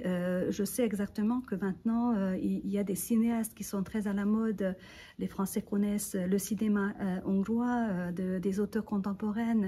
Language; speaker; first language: French; non-native, fluent; Hungarian